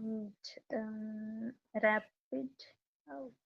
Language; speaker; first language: English; non-native, learner; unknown